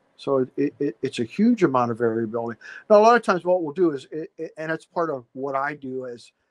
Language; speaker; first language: English; native; English